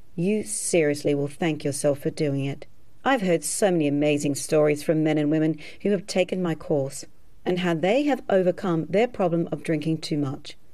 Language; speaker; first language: English; native; English